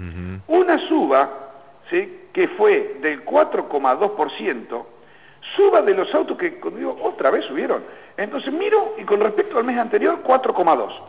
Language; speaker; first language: Spanish; native; Spanish